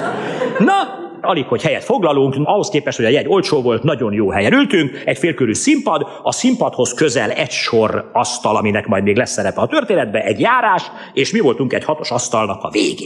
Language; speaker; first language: Hungarian; native; Hungarian